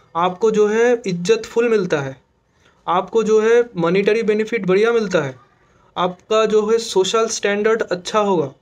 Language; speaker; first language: Hindi; non-native, local second language; Bangla